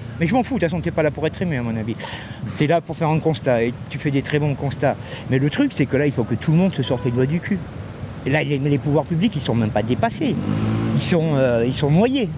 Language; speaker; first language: French; native; French